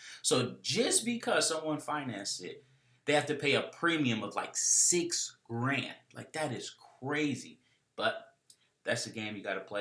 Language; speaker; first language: English; native; English